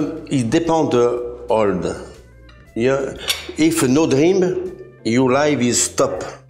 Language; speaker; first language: English; non-native, learner; French